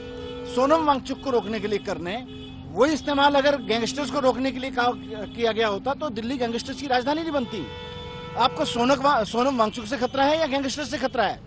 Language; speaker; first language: Hindi; native; Hindi